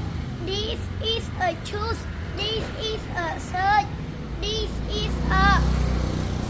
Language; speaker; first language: English; non-native, learner; Khmer